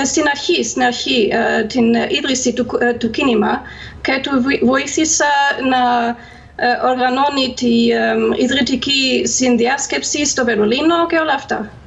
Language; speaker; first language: Greek; non-native, fluent; German